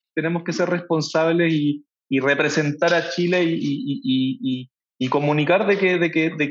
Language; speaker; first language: Spanish; native; Spanish